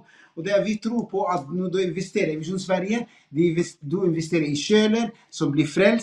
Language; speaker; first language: Swedish; non-native, fluent; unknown